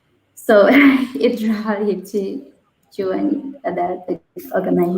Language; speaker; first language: English; non-native, learner; Khmer